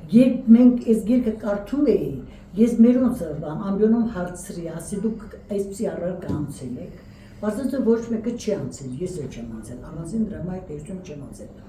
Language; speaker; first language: Armenian; native; Armenian